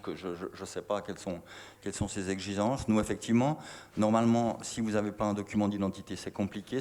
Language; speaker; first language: French; native; French